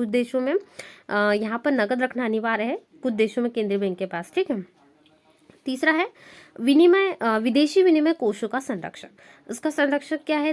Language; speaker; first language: Hindi; native; Hindi